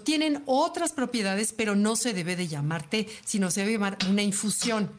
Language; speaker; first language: Spanish; native; Spanish